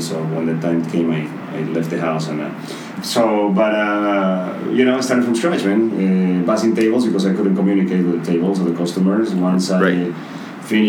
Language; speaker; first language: English; non-native, fluent; Spanish